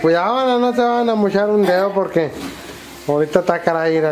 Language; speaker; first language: Spanish; early bilingual, heritage; Spanish